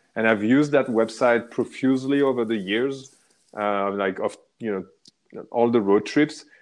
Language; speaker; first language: English; non-native, fluent; French